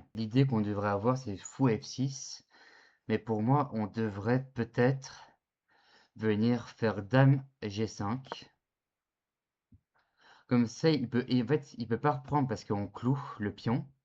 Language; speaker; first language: French; native; French